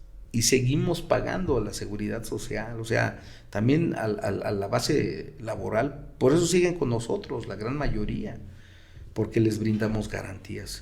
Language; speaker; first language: Spanish; native; Spanish